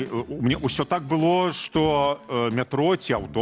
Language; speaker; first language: Belarusian; native; Belarusian